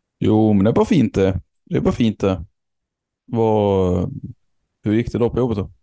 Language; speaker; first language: Swedish; native; Swedish